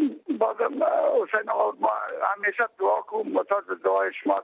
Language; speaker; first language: Persian; native; Persian